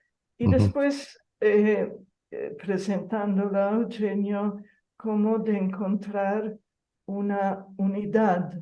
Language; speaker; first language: Spanish; non-native, fluent; Italian